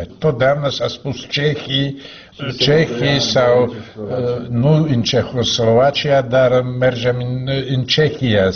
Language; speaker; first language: Romanian; non-native, learner; Slovak